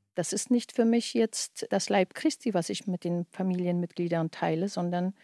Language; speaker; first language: German; early bilingual, other home language; Polish